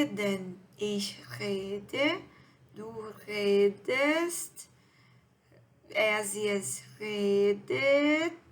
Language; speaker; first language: German; non-native, fluent; Portuguese